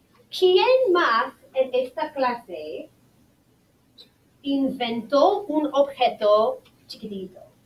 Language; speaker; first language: Spanish; non-native, fluent; English